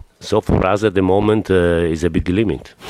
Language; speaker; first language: English; non-native, fluent; Italian